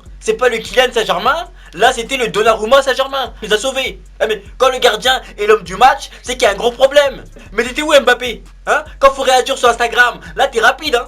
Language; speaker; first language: French; native; French